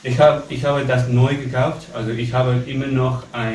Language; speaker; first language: German; non-native, learner; English